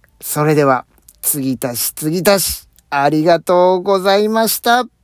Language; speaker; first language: Japanese; native; Japanese